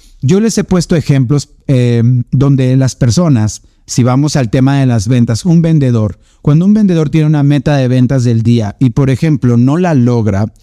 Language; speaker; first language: Spanish; native; Spanish